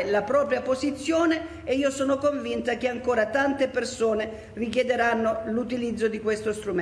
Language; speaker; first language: Italian; native; Italian